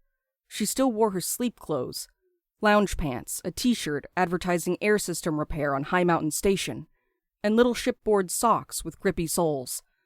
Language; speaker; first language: English; native; English